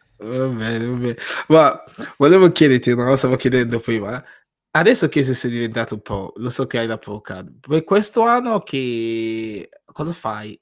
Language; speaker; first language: Italian; non-native, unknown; English